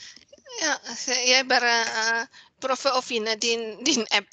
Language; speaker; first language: Norwegian; non-native, learner; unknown